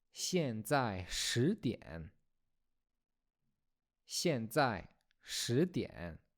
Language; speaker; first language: Chinese; non-native, fluent; Polish